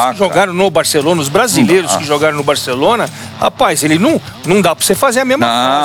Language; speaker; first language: Portuguese; native; Portuguese